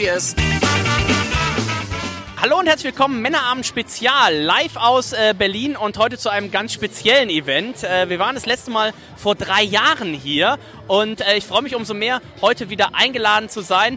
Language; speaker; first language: German; native; German